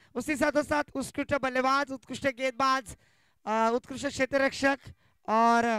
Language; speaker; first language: Hindi; non-native, local second language; Marathi